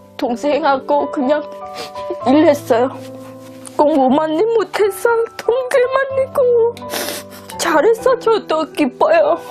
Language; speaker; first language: Korean; non-native, learner; Khmer